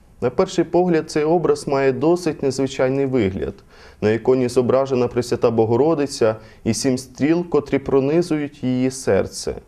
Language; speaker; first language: Ukrainian; native; Ukrainian